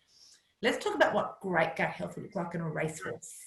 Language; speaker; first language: English; native; English